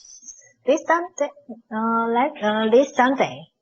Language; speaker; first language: English; non-native, learner; Chinese